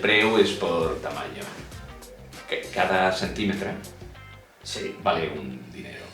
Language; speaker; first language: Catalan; non-native, local second language; Spanish